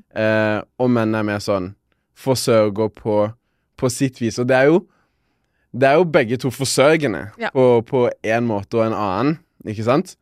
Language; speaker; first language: Norwegian; early bilingual, other home language; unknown